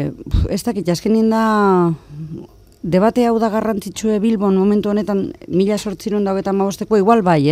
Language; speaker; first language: Basque; native; Basque